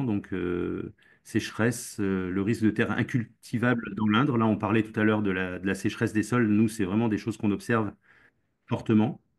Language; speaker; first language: French; native; French